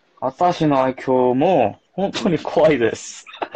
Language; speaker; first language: Japanese; non-native, learner; Korean